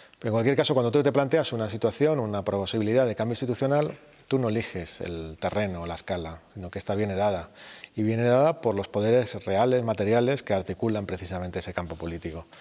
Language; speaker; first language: Spanish; native; Spanish